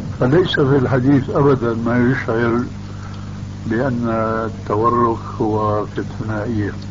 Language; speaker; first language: Arabic; early bilingual, other home language; Albanian